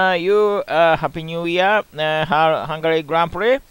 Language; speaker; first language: English; non-native, learner; Japanese